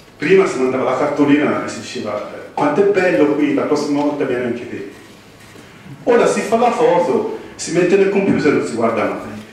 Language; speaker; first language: Italian; early bilingual, heritage; English